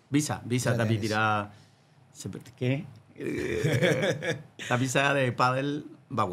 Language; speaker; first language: Indonesian; non-native, learner; Spanish